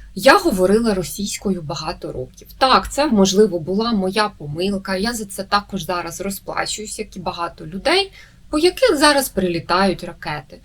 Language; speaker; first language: Ukrainian; native; Ukrainian